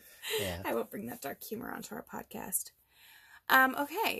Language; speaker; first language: English; native; English